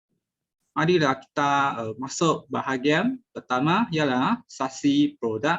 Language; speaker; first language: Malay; non-native, local second language; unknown